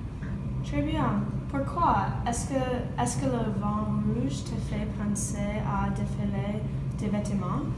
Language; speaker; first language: French; non-native, learner; English